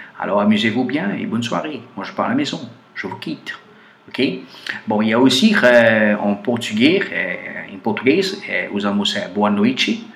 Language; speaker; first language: French; non-native, fluent; Portuguese